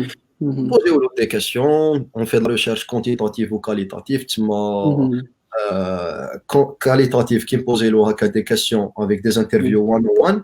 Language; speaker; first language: Arabic; native; Arabic